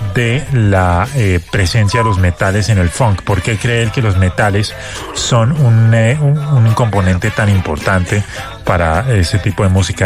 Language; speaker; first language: Spanish; native; Spanish